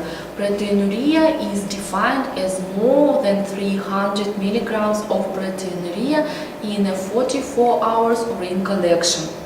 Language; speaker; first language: English; non-native, learner; Russian